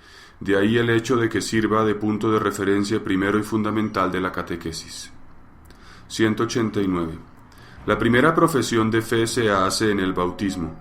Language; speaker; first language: Spanish; native; Spanish